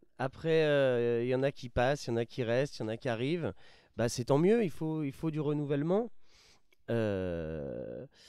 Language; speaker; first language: French; native; French